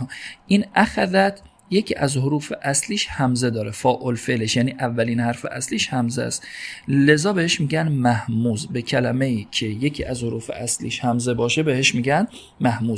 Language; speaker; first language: Persian; native; Persian